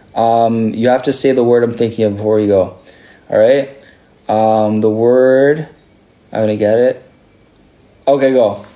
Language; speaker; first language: English; native; English